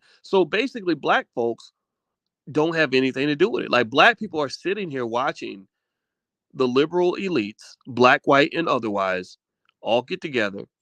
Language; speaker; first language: English; native; English